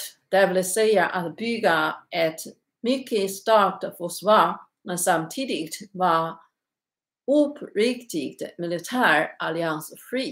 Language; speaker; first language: Swedish; non-native, learner; Chinese